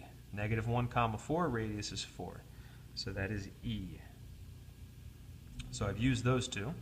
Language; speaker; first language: English; native; English